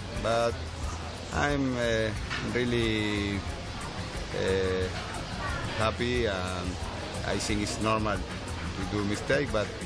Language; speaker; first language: English; non-native, learner; Spanish